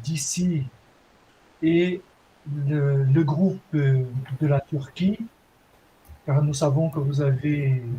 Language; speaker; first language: French; non-native, fluent; Portuguese